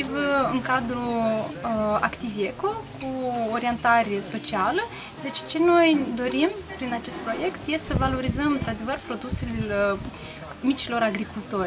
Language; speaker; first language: Romanian; native; Romanian